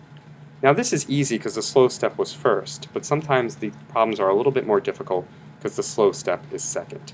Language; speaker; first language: English; native; English